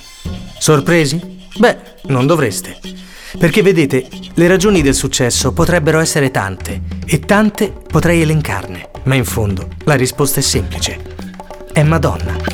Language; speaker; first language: Italian; native; Italian